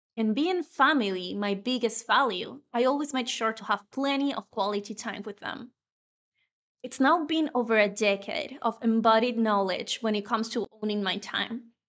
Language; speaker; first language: English; non-native, fluent; Spanish